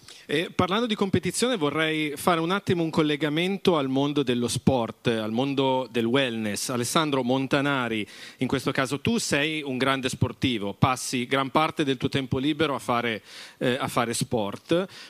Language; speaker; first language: Italian; native; Italian